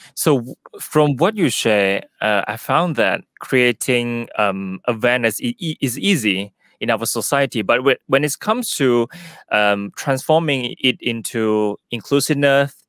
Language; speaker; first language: English; non-native, local second language; Chinese